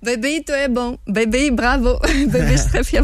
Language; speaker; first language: French; non-native, learner; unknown